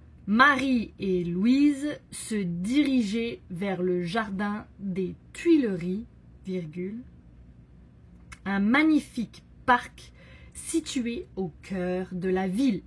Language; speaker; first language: French; native; French